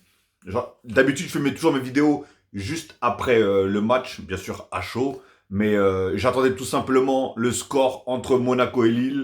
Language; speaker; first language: French; native; French